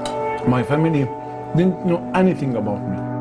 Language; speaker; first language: English; non-native, learner; Arabic